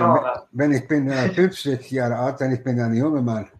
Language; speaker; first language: German; non-native, learner; English